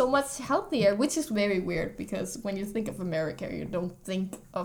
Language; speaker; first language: English; non-native, fluent; Danish